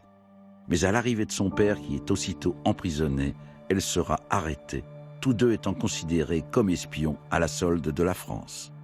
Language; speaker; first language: French; native; French